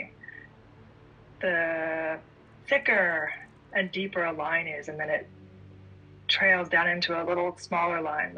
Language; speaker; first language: English; native; English